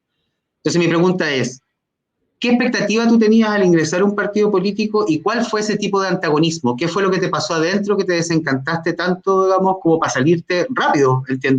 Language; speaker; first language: Spanish; native; Spanish